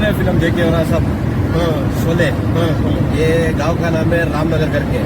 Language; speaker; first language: Hindi; non-native, local second language; Kannada